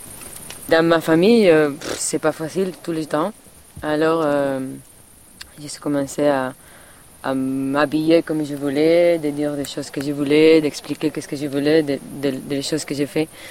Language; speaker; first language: French; non-native, fluent; Catalan